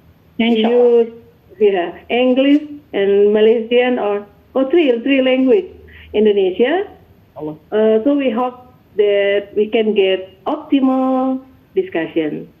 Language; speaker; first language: English; non-native, learner; Indonesian